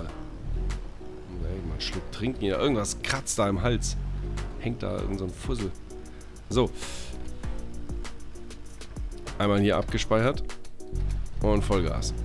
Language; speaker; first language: German; native; German